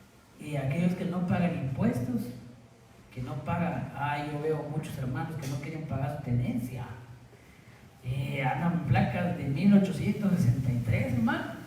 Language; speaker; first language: Spanish; native; Spanish